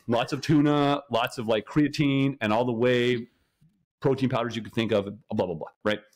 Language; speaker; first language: English; native; English